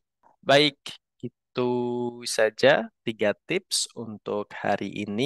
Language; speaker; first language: Indonesian; native; Indonesian